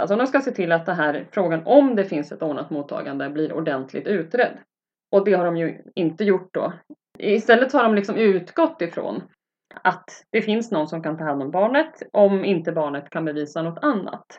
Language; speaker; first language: Swedish; native; Swedish